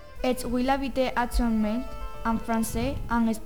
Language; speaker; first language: French; non-native, learner; Spanish